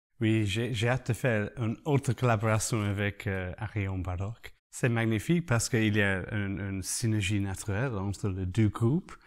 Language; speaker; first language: French; non-native, learner; English